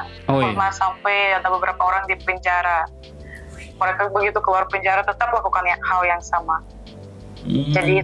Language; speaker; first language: Indonesian; non-native, fluent; Russian